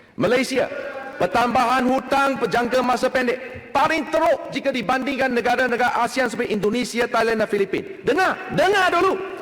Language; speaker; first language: Malay; non-native, local second language; Chinese